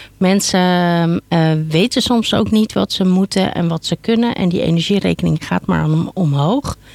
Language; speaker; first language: Dutch; native; Dutch